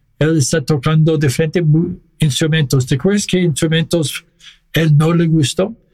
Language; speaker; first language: Spanish; non-native, fluent; English